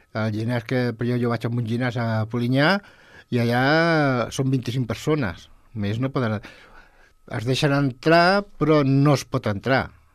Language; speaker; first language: Catalan; non-native, local second language; Spanish